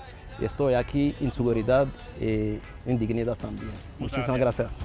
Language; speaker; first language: Spanish; non-native, learner; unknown